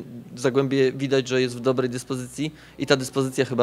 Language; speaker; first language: Polish; native; Polish